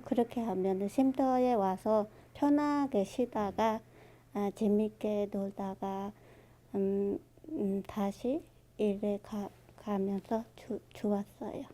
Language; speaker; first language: Korean; non-native, learner; Burmese